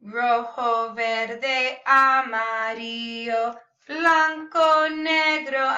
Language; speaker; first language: Spanish; non-native, learner; English